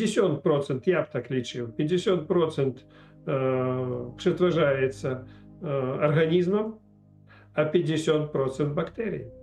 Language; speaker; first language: Polish; non-native, learner; Russian